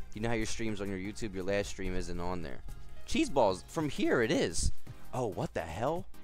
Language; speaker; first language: English; native; English